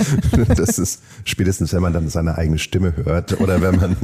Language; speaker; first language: German; native; German